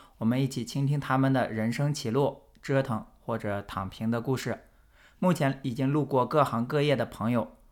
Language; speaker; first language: Chinese; native; Chinese